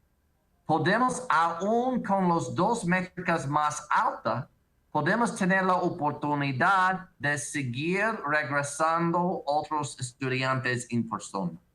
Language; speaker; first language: Spanish; non-native, learner; English